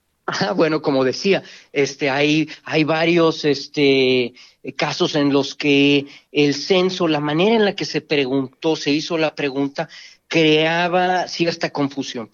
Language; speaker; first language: Spanish; native; Spanish